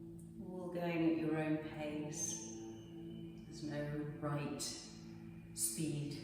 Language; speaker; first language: English; native; English